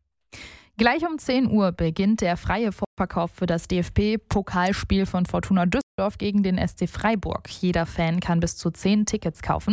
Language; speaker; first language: German; native; German